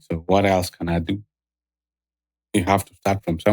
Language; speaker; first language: English; non-native, local second language; Swahili